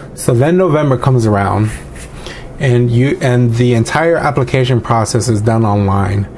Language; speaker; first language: English; native; English